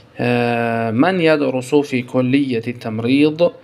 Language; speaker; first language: Arabic; non-native, fluent; Tajik